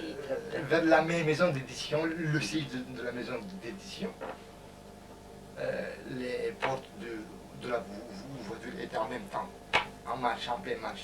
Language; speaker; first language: French; non-native, fluent; Romanian